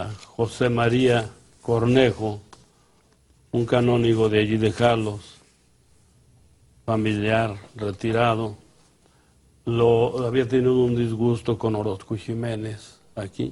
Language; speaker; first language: Spanish; native; Spanish